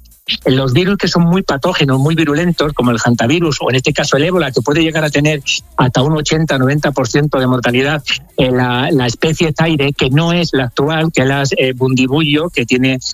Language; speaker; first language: Spanish; native; Spanish